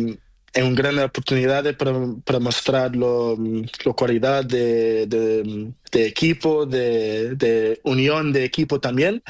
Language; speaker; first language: Spanish; non-native, learner; Portuguese